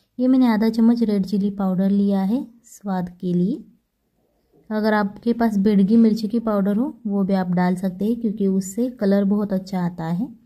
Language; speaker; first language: Hindi; non-native, local second language; Marathi